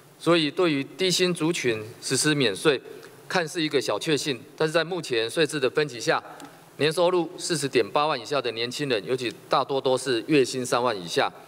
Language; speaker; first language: Chinese; native; Chinese